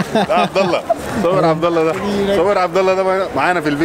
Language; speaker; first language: Arabic; native; Arabic